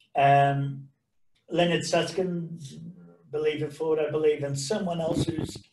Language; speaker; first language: English; native; English